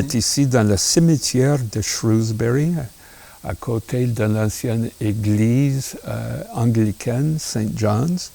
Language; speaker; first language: French; non-native, local second language; English